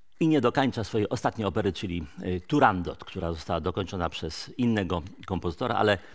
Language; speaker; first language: Polish; native; Polish